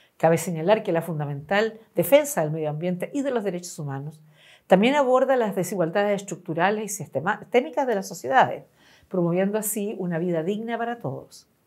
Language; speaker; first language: Spanish; native; Spanish